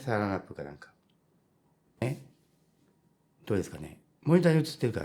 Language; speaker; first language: Japanese; native; Japanese